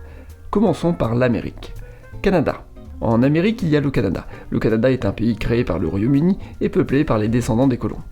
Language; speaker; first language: French; native; French